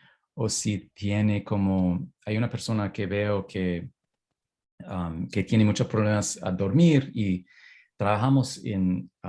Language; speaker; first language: Spanish; non-native, fluent; English